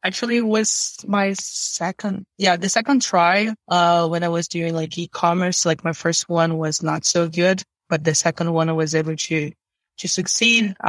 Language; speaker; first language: English; non-native, fluent; Portuguese